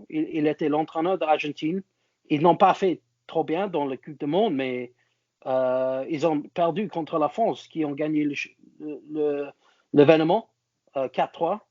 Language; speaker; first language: French; non-native, learner; English